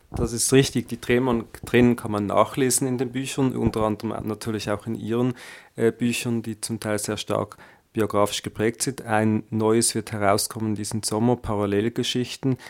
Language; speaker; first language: German; native; German